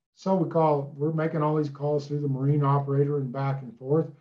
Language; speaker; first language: English; native; English